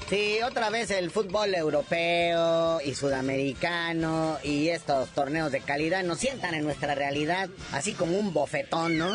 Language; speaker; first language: Spanish; native; Spanish